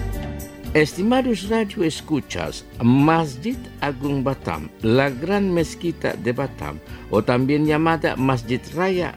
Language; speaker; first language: Spanish; non-native, fluent; Indonesian